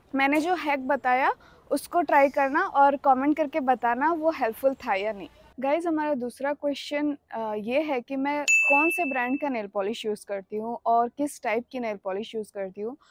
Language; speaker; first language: Hindi; non-native, local second language; Odia